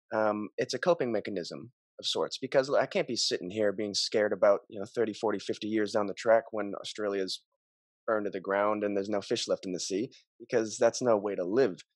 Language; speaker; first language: English; native; English